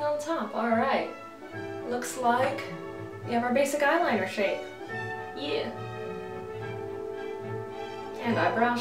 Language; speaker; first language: English; native; English